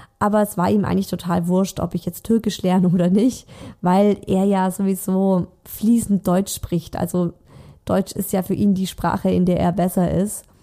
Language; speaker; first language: German; native; German